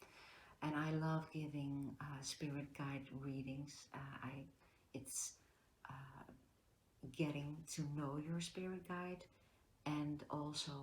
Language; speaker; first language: English; non-native, fluent; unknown